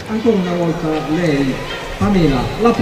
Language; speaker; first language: Italian; native; Italian